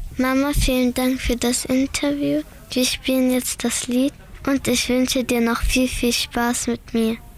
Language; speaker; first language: German; early bilingual, other home language; Persian